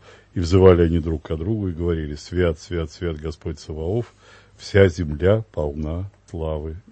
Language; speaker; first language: Russian; native; Russian